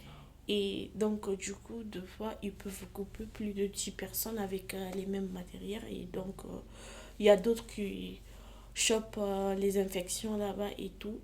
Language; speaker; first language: French; non-native, fluent; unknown